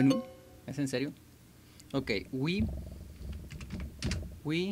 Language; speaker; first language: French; non-native, learner; Spanish